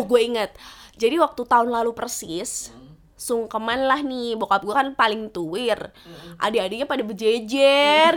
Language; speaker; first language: Indonesian; native; Indonesian